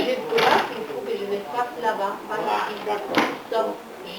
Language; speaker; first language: French; non-native, fluent; Spanish